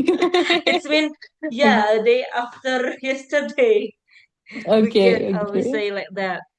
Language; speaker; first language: English; non-native, fluent; Indonesian